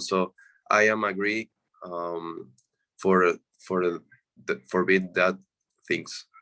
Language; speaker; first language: English; non-native, learner; Spanish